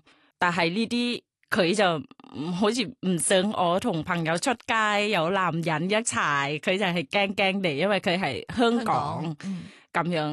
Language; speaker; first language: Cantonese; non-native, learner; Thai